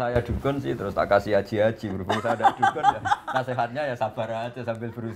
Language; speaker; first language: Indonesian; native; Indonesian